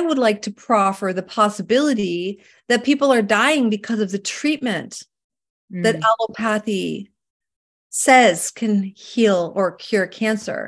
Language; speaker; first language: English; native; English